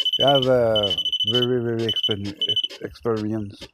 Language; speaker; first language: English; non-native, local second language; French